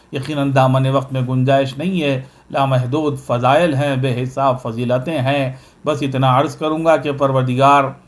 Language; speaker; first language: Urdu; native; Urdu